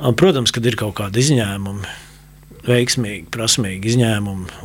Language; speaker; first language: Latvian; native; Latvian